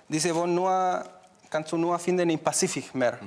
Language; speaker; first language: German; non-native, learner; Spanish